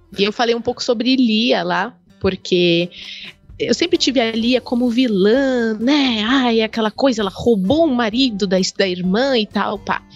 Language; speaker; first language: Portuguese; native; Portuguese